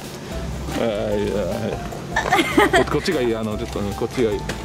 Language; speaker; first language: Japanese; native; Japanese